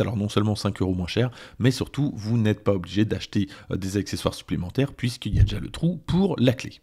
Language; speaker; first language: French; native; French